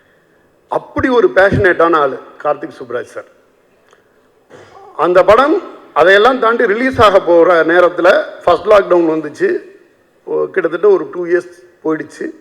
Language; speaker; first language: Tamil; native; Tamil